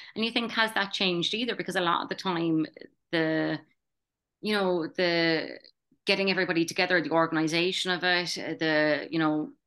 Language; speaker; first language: English; native; English